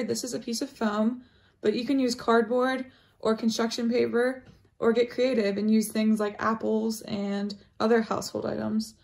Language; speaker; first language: English; native; English